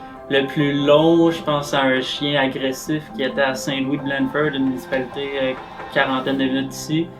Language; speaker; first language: French; native; French